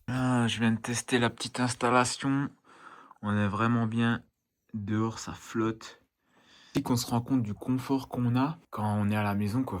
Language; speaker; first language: French; native; French